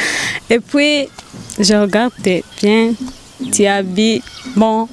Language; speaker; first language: French; non-native, learner; Rundi